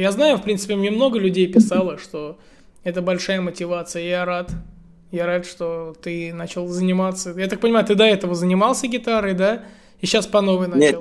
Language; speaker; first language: Russian; native; Russian